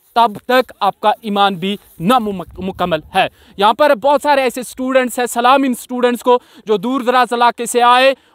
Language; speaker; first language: Hindi; non-native, local second language; Kashmiri